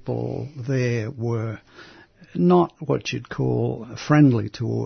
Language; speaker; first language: English; non-native, local second language; Greek